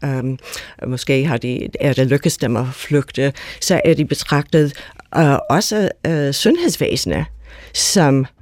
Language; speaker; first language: Danish; non-native, fluent; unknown